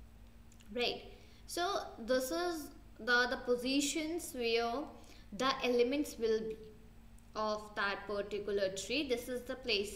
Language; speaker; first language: English; non-native, local second language; Hindi